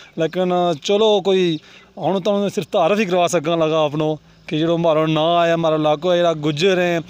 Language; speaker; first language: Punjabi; non-native, local second language; Gujari